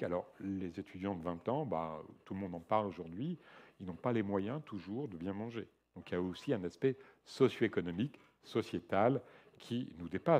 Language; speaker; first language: French; native; French